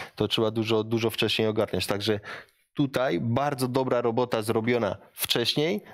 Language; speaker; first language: Polish; native; Polish